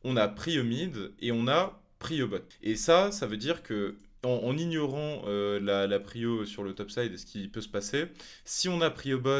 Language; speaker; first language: French; native; French